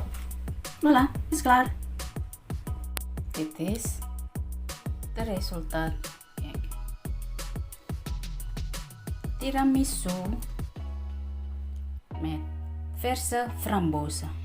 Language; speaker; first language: Dutch; non-native, learner; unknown